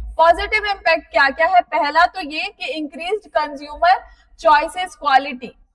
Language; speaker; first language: Hindi; native; Hindi